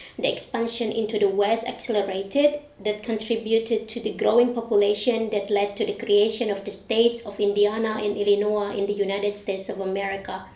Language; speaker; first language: English; non-native, fluent; Indonesian